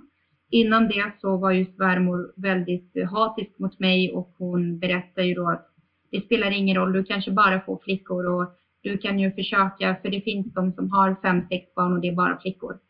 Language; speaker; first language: Swedish; early bilingual, other home language; Bosnian